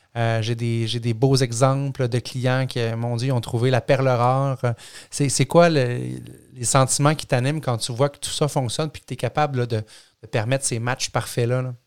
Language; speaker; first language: French; native; French